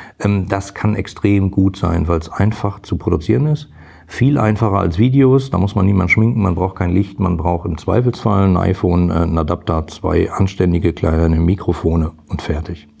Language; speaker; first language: German; native; German